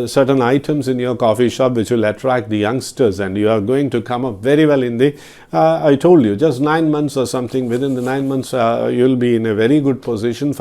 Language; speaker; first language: English; non-native, local second language; Malayalam